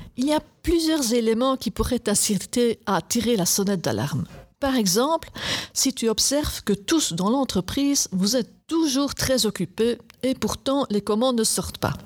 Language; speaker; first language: French; native; French